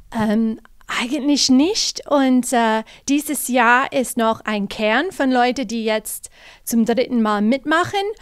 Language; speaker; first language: German; non-native, fluent; English